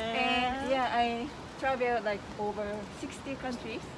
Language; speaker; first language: English; non-native, fluent; Japanese